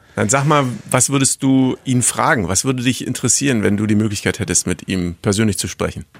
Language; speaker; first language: German; native; German